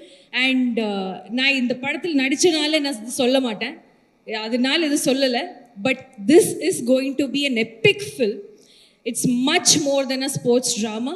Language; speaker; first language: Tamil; non-native, learner; Malayalam